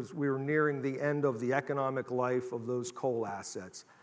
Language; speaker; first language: English; native; English